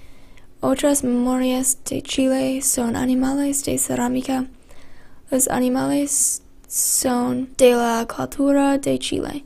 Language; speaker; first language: Spanish; non-native, learner; English